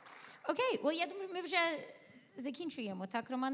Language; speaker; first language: Ukrainian; early bilingual, heritage; Ukrainian